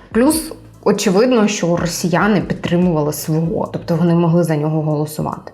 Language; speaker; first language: Ukrainian; native; Ukrainian